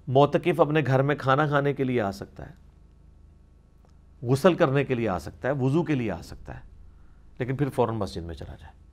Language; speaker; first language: Urdu; non-native, local second language; Punjabi